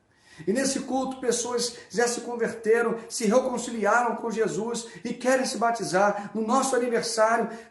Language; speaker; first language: Portuguese; native; Portuguese